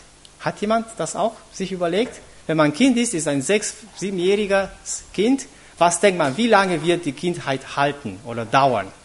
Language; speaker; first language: German; non-native, fluent; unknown